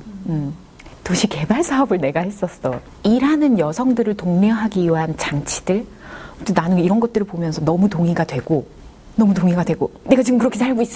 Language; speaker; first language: Korean; native; Korean